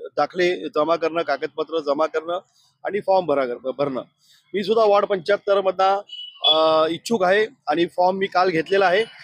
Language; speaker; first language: Marathi; native; Marathi